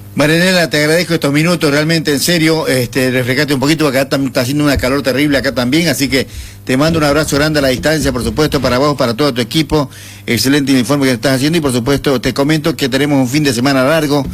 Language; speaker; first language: Spanish; native; Spanish